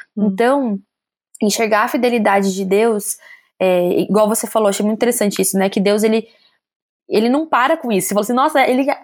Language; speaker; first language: Portuguese; native; Portuguese